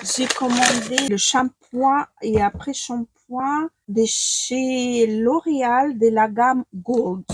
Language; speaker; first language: French; non-native, fluent; Ukrainian